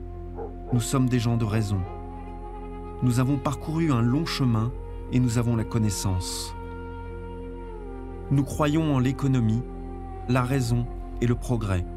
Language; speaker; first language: French; native; French